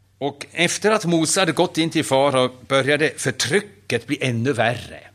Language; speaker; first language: Swedish; non-native, fluent; German